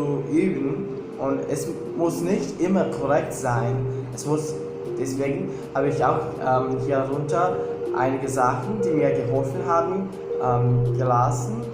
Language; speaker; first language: German; non-native, fluent; Portuguese